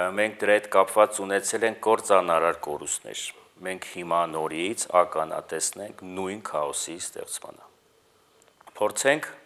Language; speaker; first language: Armenian; native; Armenian